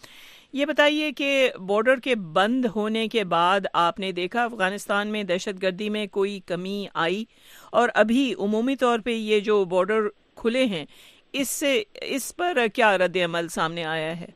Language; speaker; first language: Urdu; native; Urdu